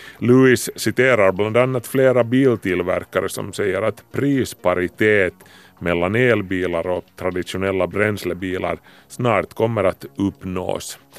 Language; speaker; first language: Swedish; native; Swedish